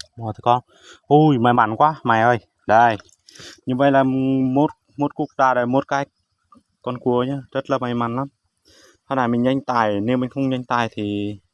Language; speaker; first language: Vietnamese; non-native, local second language; Jarai